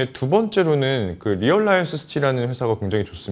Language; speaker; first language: Korean; native; Korean